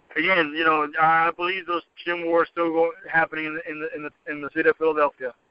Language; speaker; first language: English; native; English